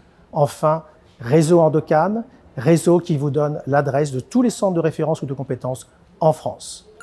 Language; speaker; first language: French; native; French